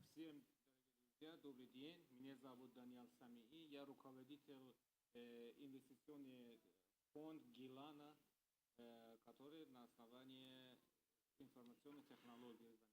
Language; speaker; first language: Russian; non-native, learner; Persian